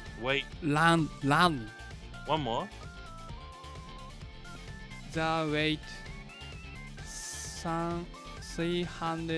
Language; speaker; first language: English; non-native, learner; Japanese